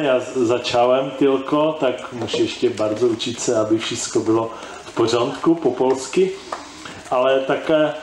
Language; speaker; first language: Polish; non-native, learner; Czech